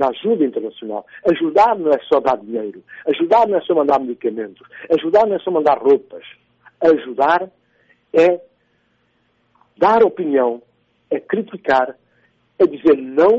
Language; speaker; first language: Portuguese; non-native, local second language; Upper Guinea Crioulo